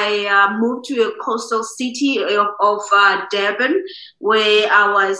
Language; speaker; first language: English; non-native, local second language; Xhosa